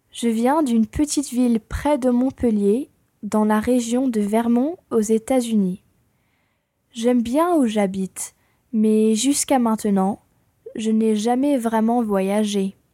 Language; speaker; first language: French; non-native, learner; English